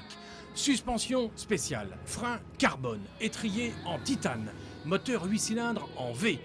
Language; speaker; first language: French; native; French